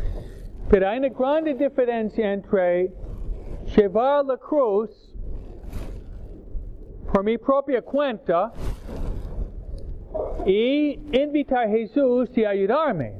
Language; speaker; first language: Spanish; non-native, fluent; English